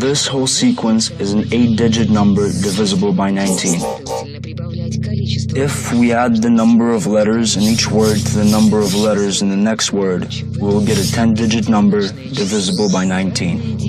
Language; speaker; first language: English; non-native, fluent; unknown